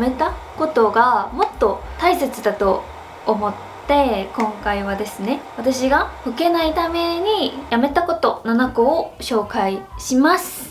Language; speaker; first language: Japanese; non-native, fluent; Korean